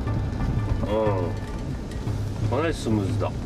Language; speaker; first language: Japanese; native; Japanese